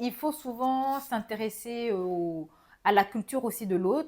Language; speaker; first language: French; non-native, local second language; Bambara